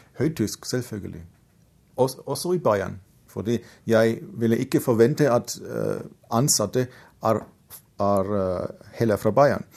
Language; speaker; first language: Norwegian; non-native, fluent; German